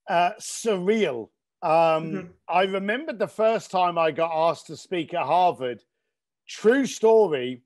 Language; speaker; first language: English; native; English